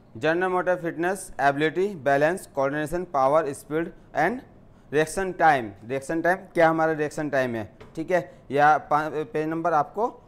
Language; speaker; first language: Hindi; native; Hindi